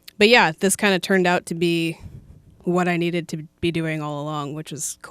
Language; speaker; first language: English; native; English